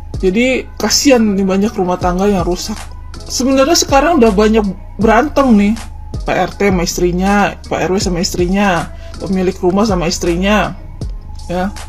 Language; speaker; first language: Indonesian; native; Indonesian